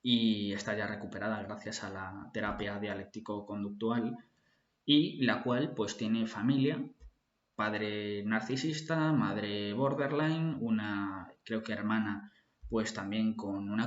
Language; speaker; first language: Spanish; native; Spanish